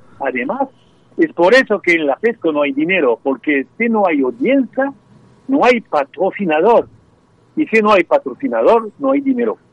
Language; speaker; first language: Spanish; non-native, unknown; French